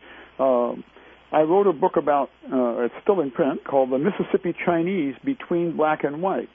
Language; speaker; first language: English; native; English